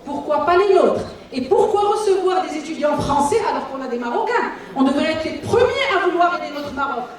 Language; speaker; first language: French; non-native, local second language; Arabic